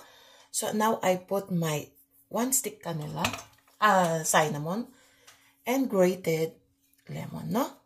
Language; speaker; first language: English; non-native, local second language; Filipino